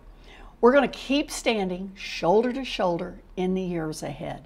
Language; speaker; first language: English; native; English